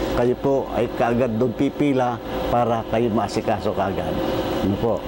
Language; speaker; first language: Filipino; native; Filipino